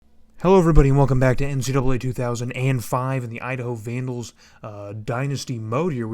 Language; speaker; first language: English; native; English